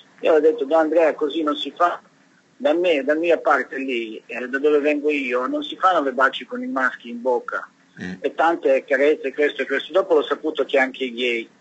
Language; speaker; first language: Italian; non-native, learner; Serbian